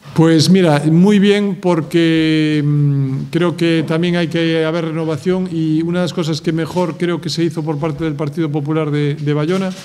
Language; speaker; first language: Spanish; native; Spanish